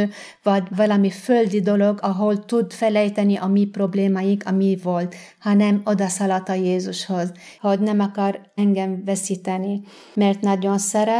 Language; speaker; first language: Hungarian; non-native, fluent; Arabic